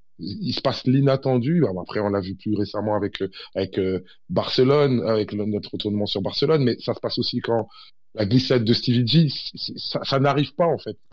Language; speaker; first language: French; early bilingual, other home language; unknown